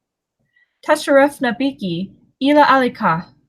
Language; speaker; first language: Arabic; non-native, learner; English